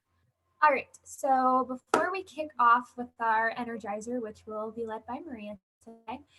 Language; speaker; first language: English; native; English